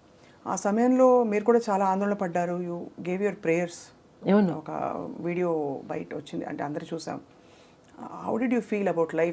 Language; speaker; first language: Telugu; native; Telugu